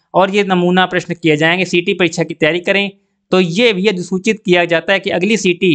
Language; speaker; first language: Hindi; native; Hindi